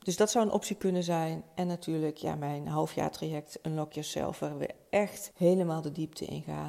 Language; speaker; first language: Dutch; native; Dutch